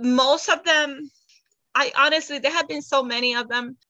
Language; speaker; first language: English; non-native, fluent; Spanish